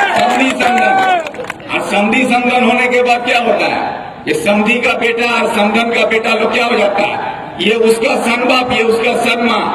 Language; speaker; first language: Hindi; non-native, local second language; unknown